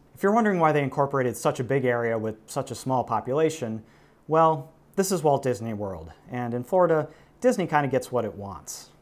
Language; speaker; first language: English; native; English